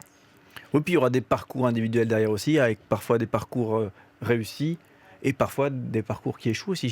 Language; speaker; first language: French; native; French